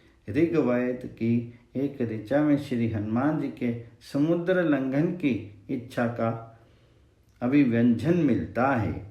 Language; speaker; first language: Hindi; native; Hindi